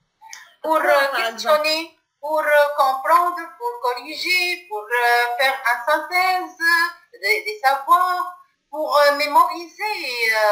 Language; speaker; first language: French; non-native, local second language; Arabic